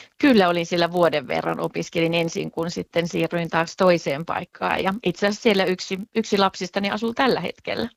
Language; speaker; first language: Finnish; native; Finnish